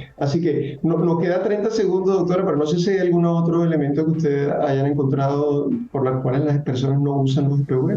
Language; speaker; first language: Spanish; native; Spanish